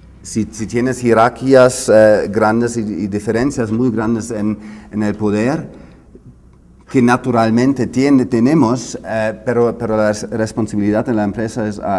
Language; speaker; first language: Spanish; non-native, fluent; German